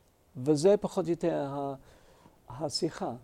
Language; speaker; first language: Hebrew; non-native, fluent; English